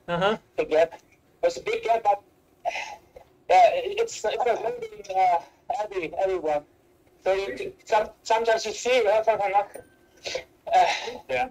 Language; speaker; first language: English; non-native, learner; German